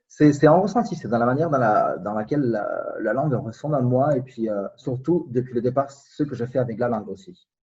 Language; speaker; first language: French; non-native, fluent; Spanish